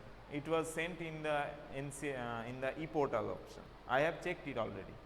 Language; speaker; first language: English; non-native, local second language; Bangla